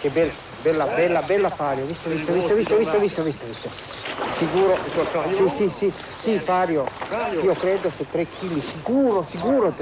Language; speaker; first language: Italian; non-native, learner; Croatian